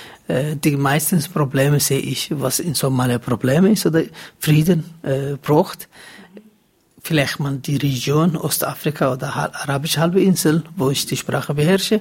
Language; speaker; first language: German; non-native, fluent; Somali